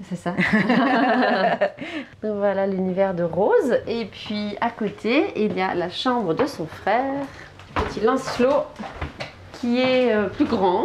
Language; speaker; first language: French; native; French